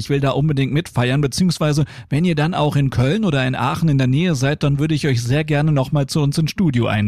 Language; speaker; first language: German; native; German